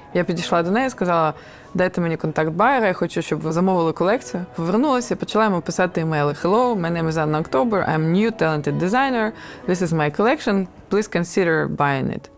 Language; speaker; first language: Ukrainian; non-native, local second language; Russian